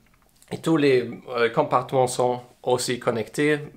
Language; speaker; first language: French; non-native, learner; English